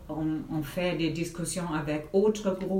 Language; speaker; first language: French; non-native, fluent; German